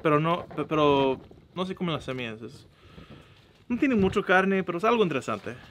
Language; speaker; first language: Spanish; non-native, learner; English